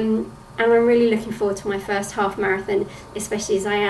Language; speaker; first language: English; native; English